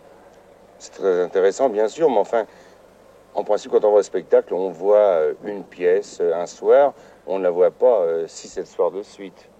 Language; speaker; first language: French; native; French